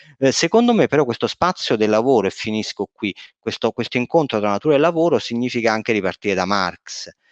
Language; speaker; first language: Italian; native; Italian